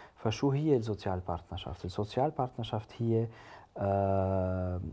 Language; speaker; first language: Arabic; early bilingual, heritage; German